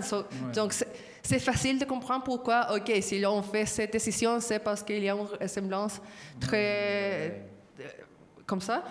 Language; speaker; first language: French; non-native, fluent; Spanish